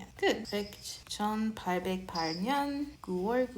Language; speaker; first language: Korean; non-native, learner; English